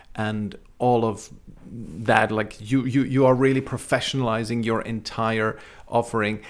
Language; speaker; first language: English; non-native, fluent; Czech